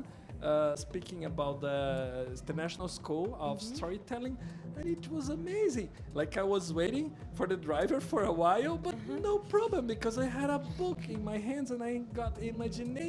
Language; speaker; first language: English; non-native, fluent; Portuguese